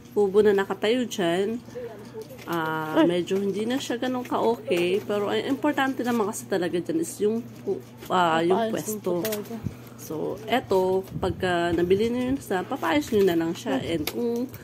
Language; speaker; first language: Filipino; non-native, local second language; Bikol